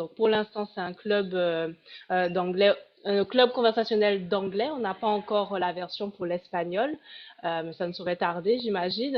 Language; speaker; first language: French; native; French